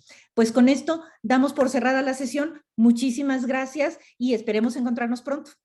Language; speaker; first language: Spanish; native; Spanish